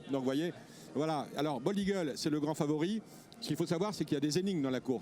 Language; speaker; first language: French; native; French